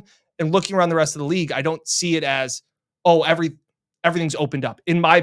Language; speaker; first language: English; native; English